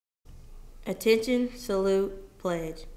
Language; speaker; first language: English; native; English